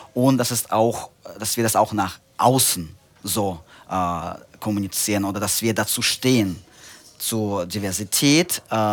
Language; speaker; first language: German; non-native, fluent; Russian